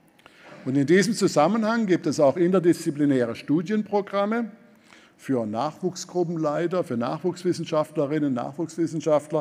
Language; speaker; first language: German; native; German